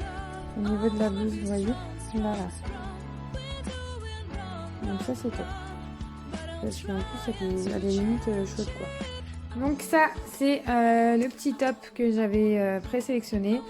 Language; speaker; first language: French; native; French